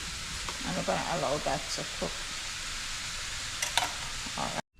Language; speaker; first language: English; non-native, local second language; Jamaican Creole English